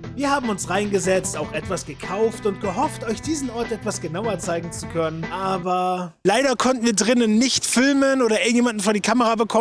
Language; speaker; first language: German; native; German